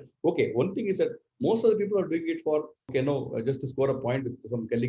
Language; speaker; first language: English; non-native, local second language; Tamil